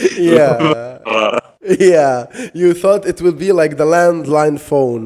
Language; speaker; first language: English; non-native, fluent; Arabic